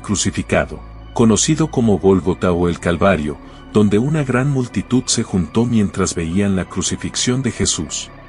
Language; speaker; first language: Spanish; native; Spanish